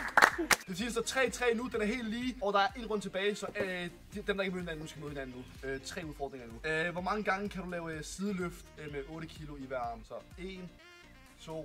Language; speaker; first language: Danish; native; Danish